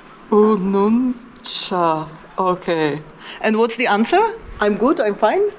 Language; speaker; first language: English; non-native, fluent; Polish